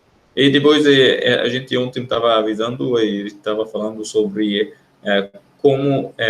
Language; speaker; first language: Portuguese; non-native, fluent; Arabic